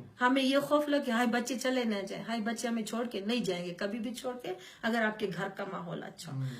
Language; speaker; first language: Urdu; non-native, local second language; Punjabi